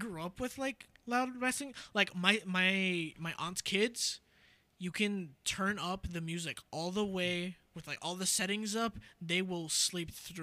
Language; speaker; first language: English; native; English